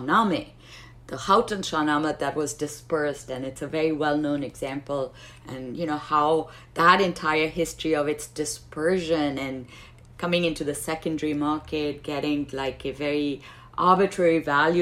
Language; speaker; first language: English; non-native, local second language; Urdu